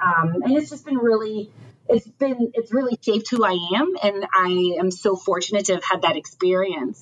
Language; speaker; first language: English; early bilingual, other home language; French